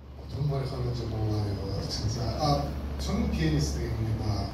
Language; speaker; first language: Korean; non-native, learner; Russian